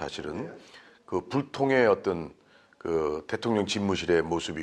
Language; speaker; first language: Korean; native; Korean